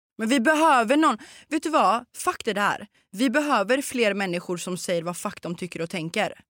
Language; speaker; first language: Swedish; early bilingual, other home language; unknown